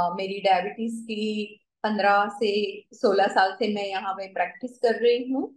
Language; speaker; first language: Hindi; non-native, local second language; Marathi